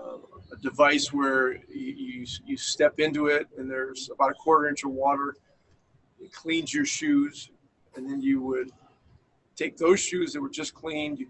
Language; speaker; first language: English; native; English